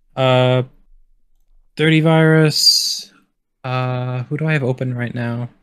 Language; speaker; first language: English; native; English